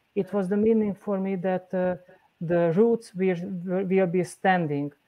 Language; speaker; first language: English; non-native, learner; Hungarian